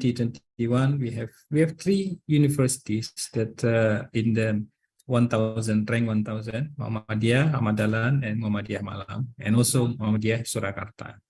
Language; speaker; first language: English; non-native, learner; Indonesian